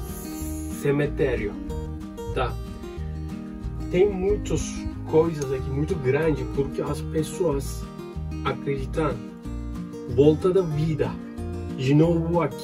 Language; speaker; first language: Portuguese; non-native, learner; Turkish